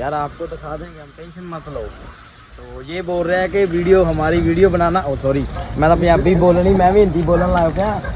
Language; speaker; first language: Hindi; non-native, local second language; Punjabi